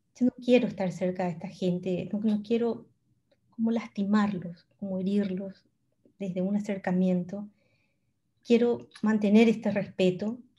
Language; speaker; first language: Spanish; native; Spanish